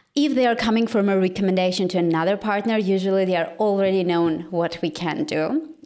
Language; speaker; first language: English; non-native, fluent; Armenian